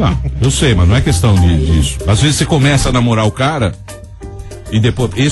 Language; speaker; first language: Portuguese; native; Portuguese